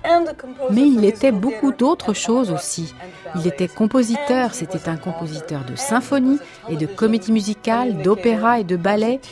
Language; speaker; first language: French; native; French